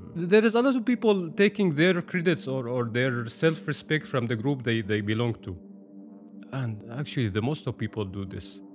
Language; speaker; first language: English; non-native, fluent; Arabic